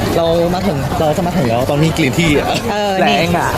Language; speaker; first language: Thai; non-native, fluent; Indonesian